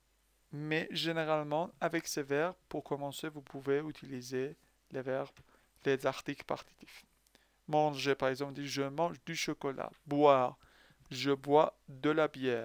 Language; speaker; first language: French; non-native, fluent; Persian